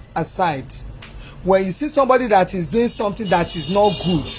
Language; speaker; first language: English; non-native, local second language; Yoruba